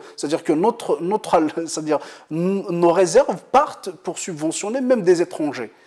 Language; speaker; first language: French; non-native, local second language; Kabyle